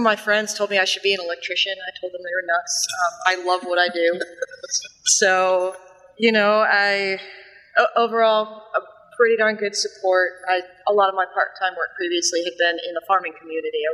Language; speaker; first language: English; native; English